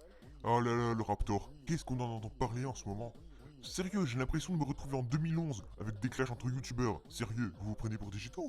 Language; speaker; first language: French; native; French